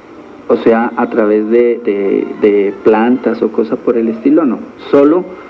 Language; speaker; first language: Spanish; native; Spanish